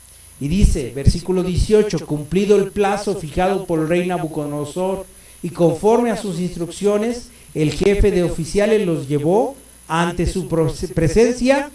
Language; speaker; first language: Spanish; native; Spanish